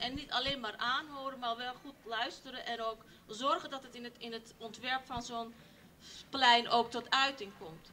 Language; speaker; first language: Dutch; early bilingual, other home language; Turkish